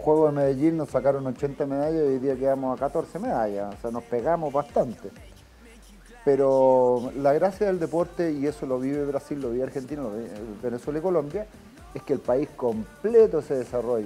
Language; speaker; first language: Spanish; native; Spanish